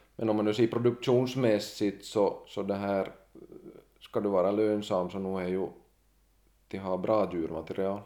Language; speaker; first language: Swedish; native; Swedish